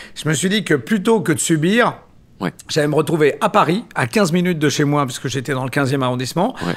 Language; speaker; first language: French; native; French